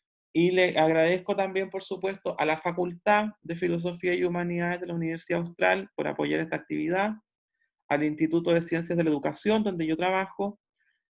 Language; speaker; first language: Spanish; native; Spanish